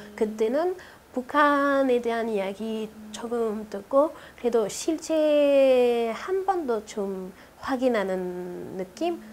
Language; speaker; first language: Korean; non-native, fluent; French